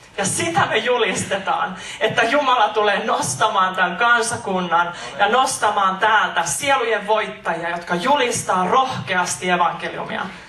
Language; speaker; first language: Finnish; native; Finnish